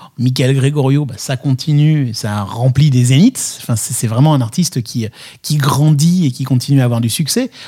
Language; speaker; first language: French; native; French